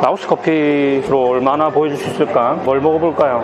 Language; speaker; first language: Korean; native; Korean